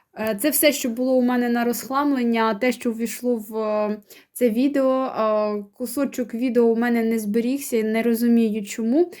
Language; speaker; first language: Ukrainian; non-native, local second language; Russian